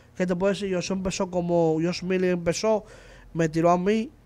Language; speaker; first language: Spanish; native; Spanish